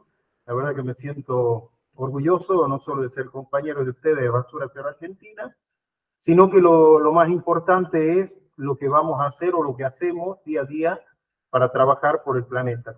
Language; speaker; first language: Spanish; native; Spanish